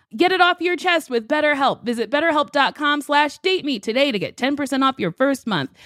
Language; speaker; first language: English; non-native, fluent; French